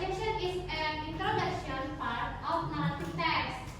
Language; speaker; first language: English; non-native, learner; Indonesian